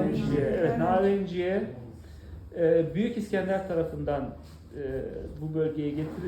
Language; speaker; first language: Turkish; native; Turkish